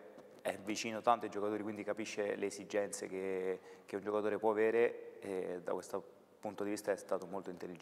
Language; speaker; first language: Italian; native; Italian